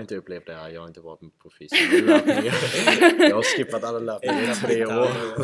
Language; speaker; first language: Swedish; early bilingual, other home language; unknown